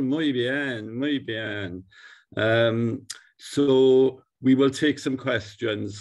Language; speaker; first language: Spanish; non-native, learner; English